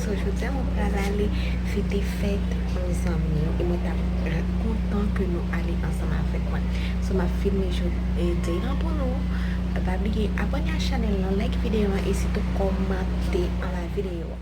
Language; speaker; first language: French; non-native, local second language; Haitian Creole